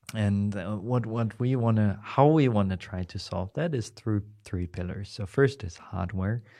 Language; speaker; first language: English; non-native, fluent; German